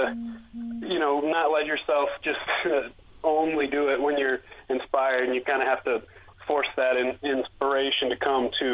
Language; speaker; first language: English; native; English